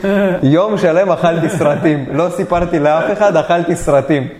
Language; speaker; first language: Hebrew; native; Hebrew